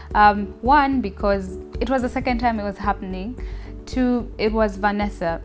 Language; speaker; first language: English; non-native, local second language; Ganda